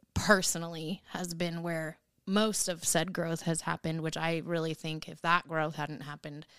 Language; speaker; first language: English; native; English